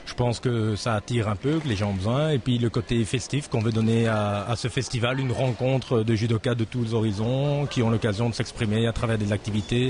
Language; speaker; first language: French; native; French